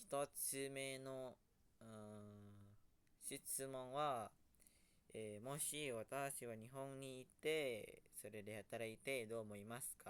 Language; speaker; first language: Japanese; non-native, learner; Indonesian